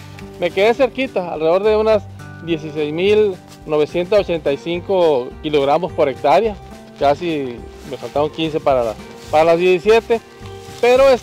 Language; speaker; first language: Spanish; native; Spanish